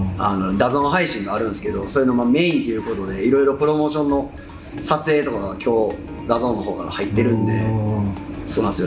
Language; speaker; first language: Japanese; native; Japanese